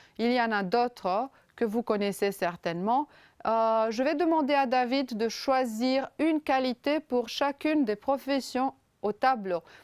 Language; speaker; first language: French; non-native, fluent; Romanian